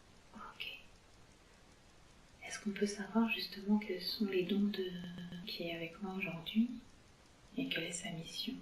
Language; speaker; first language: French; native; French